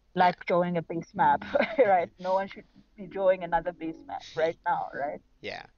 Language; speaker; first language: English; non-native, local second language; Xhosa